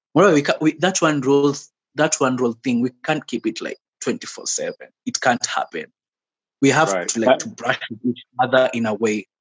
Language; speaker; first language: English; non-native, local second language; Swahili